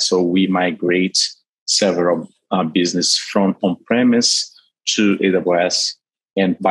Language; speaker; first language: English; non-native, fluent; Portuguese